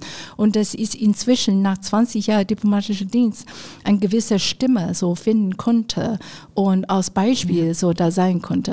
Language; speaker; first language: German; non-native, fluent; Chinese